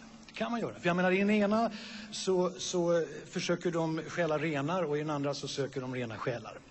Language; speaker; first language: Swedish; native; Swedish